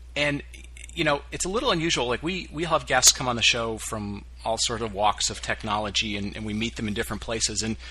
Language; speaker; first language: English; native; English